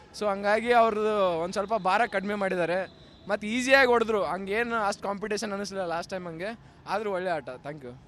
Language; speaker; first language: Kannada; native; Kannada